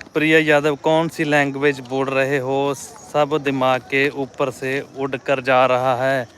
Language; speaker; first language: Hindi; non-native, local second language; Punjabi